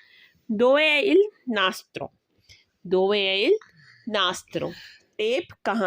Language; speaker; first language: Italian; non-native, learner; Urdu